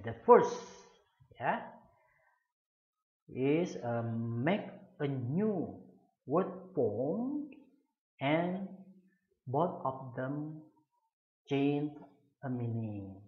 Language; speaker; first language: English; non-native, fluent; Indonesian